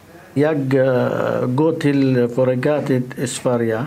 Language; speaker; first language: Swedish; non-native, learner; Arabic